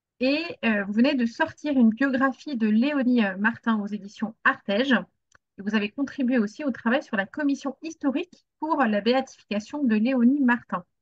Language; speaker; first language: French; native; French